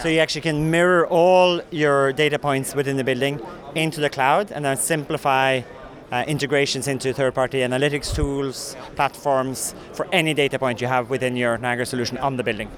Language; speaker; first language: English; non-native, fluent; Norwegian